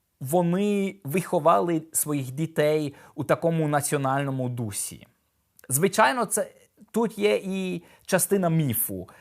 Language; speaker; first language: Ukrainian; non-native, fluent; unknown